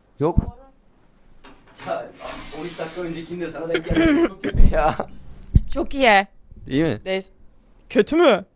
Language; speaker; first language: Turkish; native; Turkish